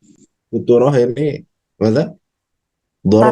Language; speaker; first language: Arabic; non-native, fluent; Indonesian